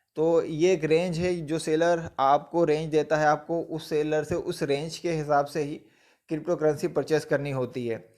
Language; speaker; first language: Hindi; non-native, local second language; Punjabi